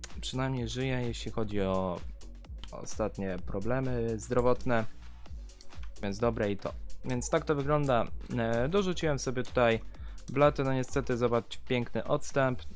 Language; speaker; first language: Polish; native; Polish